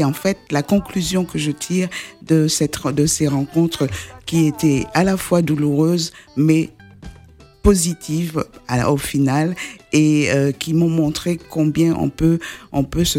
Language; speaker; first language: French; native; French